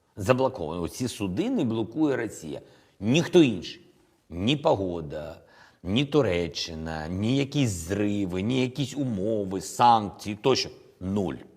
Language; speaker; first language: Ukrainian; non-native, local second language; Russian